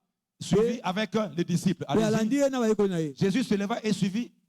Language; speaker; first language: French; non-native, local second language; Lingala